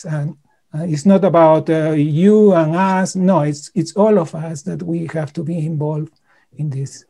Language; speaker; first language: English; non-native, fluent; Spanish